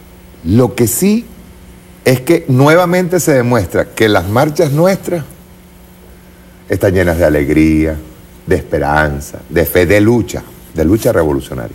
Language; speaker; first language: Spanish; native; Spanish